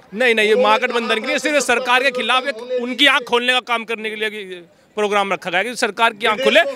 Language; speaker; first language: Hindi; native; Hindi